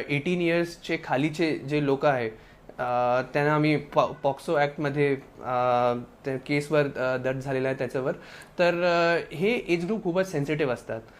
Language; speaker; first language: Marathi; non-native, local second language; Sindhi